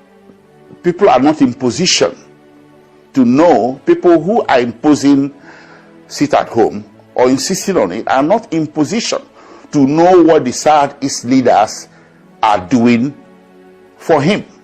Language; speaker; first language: English; non-native, local second language; Igbo